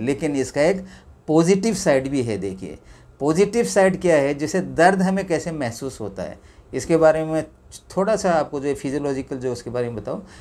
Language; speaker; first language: Hindi; non-native, local second language; Malayalam